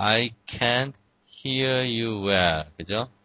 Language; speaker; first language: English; non-native, fluent; Korean